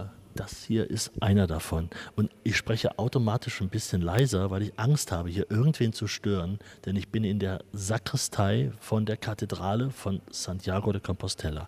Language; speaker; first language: German; native; German